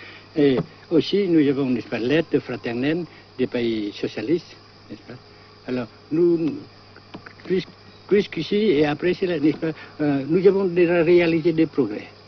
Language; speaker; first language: French; non-native, local second language; Vietnamese